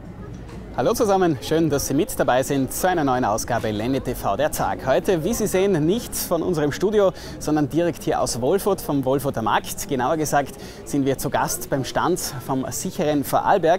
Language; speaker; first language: German; native; German